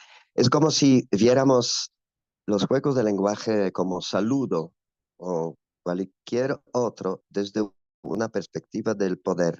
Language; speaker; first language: Spanish; non-native, fluent; Polish